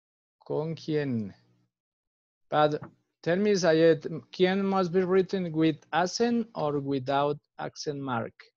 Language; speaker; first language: English; non-native, fluent; Spanish